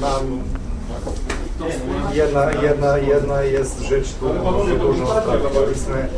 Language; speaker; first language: Polish; non-native, learner; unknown